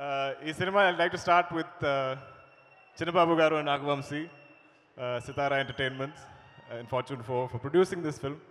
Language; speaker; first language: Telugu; non-native, learner; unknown